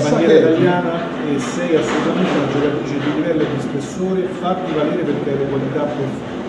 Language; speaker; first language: Italian; native; Italian